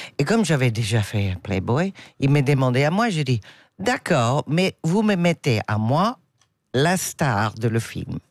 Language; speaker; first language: French; non-native, fluent; English